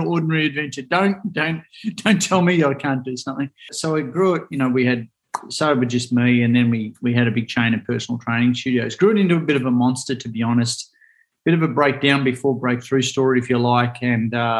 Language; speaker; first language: English; native; English